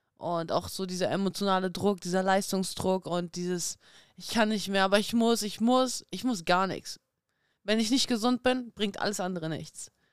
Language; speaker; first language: German; early bilingual, other home language; Russian